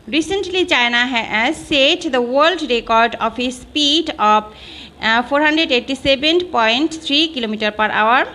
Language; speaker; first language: English; non-native, local second language; Bangla